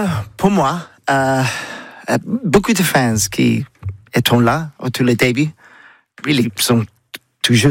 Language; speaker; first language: French; non-native, learner; English